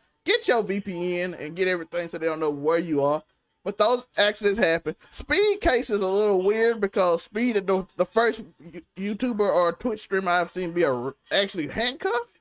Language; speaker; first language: English; native; English